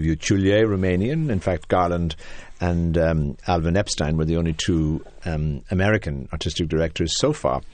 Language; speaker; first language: English; native; English